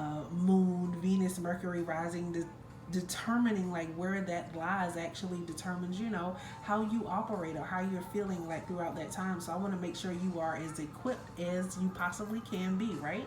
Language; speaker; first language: English; native; English